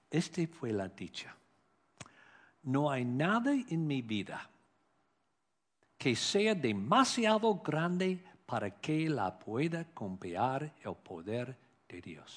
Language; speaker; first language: Spanish; non-native, learner; English